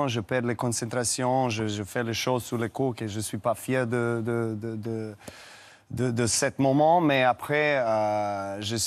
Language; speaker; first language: French; non-native, learner; Serbian